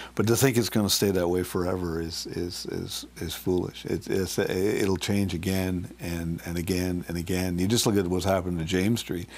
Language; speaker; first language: English; native; English